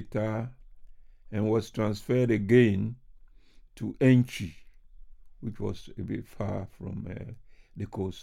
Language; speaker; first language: English; non-native, local second language; Ga